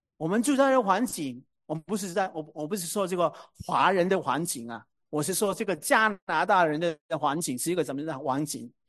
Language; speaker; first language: Chinese; non-native, local second language; Cantonese